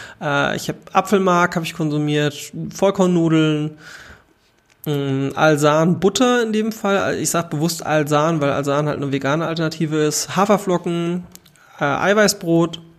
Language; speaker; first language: German; native; German